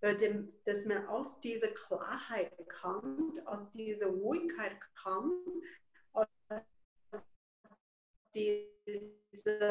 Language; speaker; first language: German; non-native, learner; Chinese